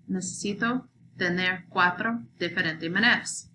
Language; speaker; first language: Spanish; non-native, learner; English